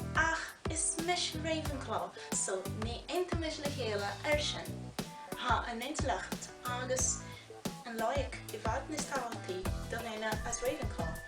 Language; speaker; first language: Irish; non-native, fluent; Portuguese